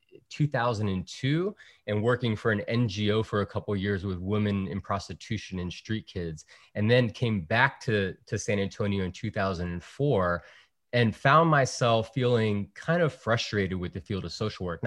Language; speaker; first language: English; early bilingual, other home language; Spanish